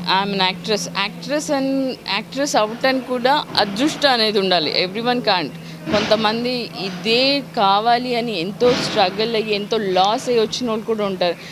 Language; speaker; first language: Telugu; non-native, local second language; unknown